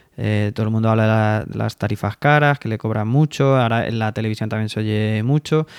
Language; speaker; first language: Spanish; native; Spanish